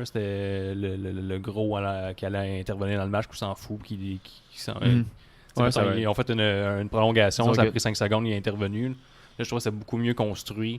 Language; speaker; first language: French; native; French